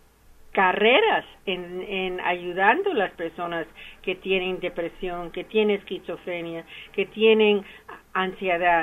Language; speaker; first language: Spanish; early bilingual, heritage; English